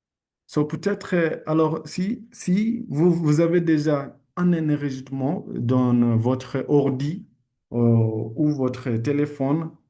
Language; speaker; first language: French; non-native, learner; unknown